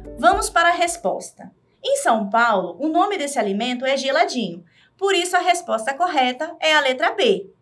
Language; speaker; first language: Portuguese; native; Portuguese